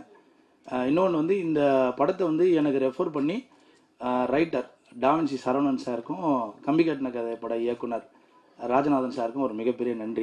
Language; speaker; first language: Tamil; native; Tamil